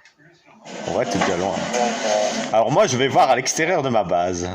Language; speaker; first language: French; native; French